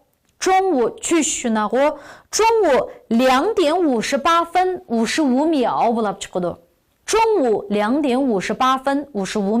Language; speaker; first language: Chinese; non-native, local second language; Uyghur